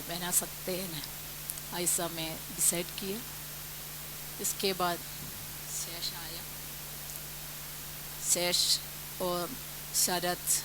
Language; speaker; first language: Hindi; non-native, local second language; Malayalam